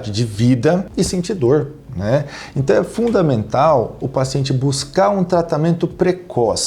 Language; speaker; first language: Portuguese; native; Portuguese